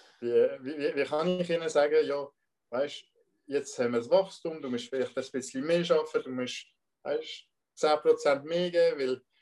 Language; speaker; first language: German; non-native, local second language; French